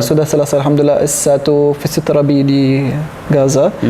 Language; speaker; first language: Indonesian; non-native, learner; Arabic